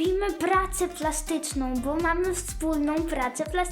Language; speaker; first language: Polish; early bilingual, other home language; Ukrainian